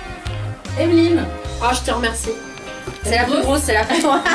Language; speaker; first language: French; native; French